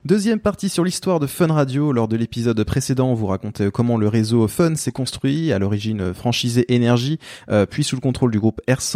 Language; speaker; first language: French; native; French